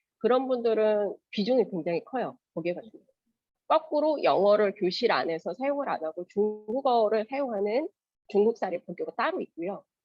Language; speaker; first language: Korean; native; Korean